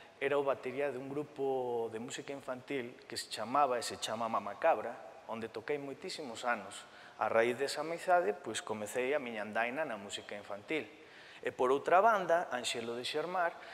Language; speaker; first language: Galician; early bilingual, other home language; Spanish